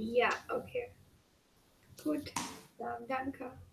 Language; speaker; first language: German; non-native, fluent; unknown